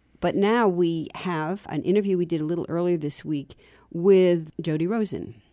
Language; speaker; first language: English; native; English